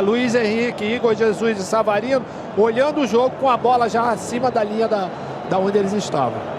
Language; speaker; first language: Portuguese; native; Portuguese